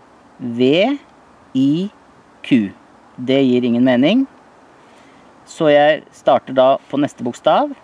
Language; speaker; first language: Norwegian; native; Norwegian